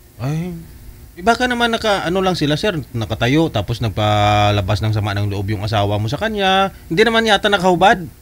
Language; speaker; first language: Filipino; native; Filipino